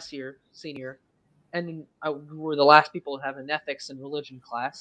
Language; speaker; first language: English; non-native, fluent; French